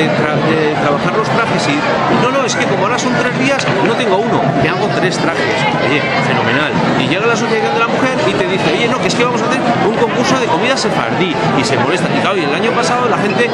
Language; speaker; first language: Spanish; native; Spanish